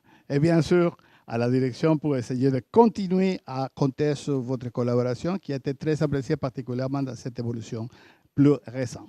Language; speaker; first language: French; native; French